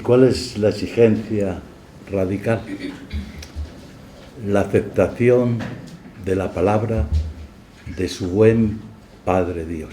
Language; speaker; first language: Spanish; native; Spanish